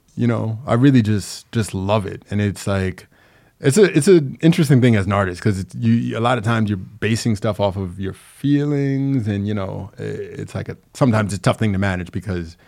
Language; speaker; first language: English; native; English